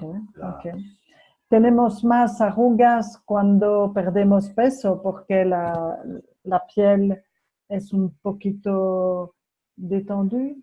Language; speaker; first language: Spanish; non-native, fluent; French